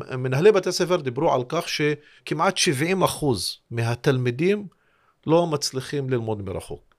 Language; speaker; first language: Hebrew; non-native, local second language; Arabic